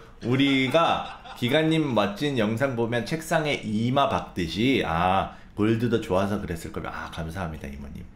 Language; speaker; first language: Korean; native; Korean